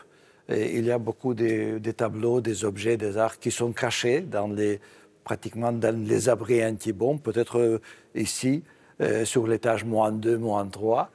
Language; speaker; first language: French; non-native, fluent; Russian